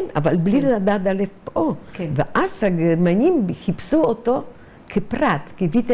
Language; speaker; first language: Hebrew; non-native, fluent; Yiddish